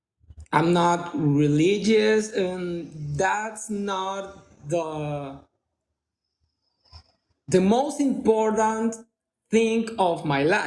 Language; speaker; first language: English; non-native, learner; Spanish